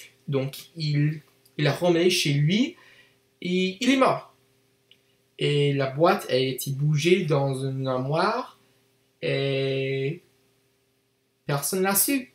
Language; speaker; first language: French; non-native, learner; English